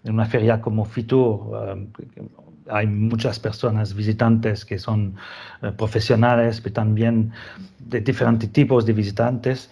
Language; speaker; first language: Spanish; non-native, fluent; French